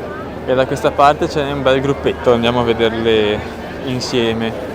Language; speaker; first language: Italian; native; Italian